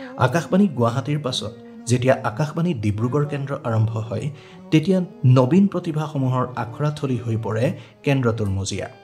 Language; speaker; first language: Assamese; native; Assamese